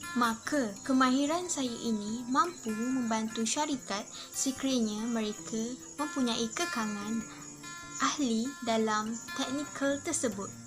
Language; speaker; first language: Malay; native; Malay